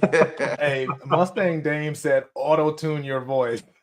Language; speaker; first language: English; native; English